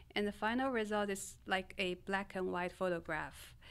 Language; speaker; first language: English; non-native, fluent; Chinese